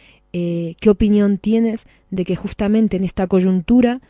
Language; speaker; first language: Spanish; native; Spanish